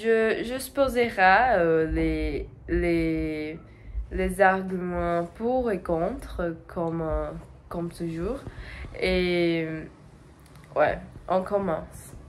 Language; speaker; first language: French; non-native, learner; Portuguese